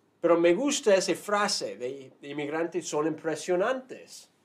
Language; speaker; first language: Spanish; non-native, fluent; English